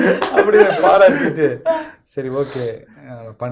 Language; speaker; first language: Tamil; native; Tamil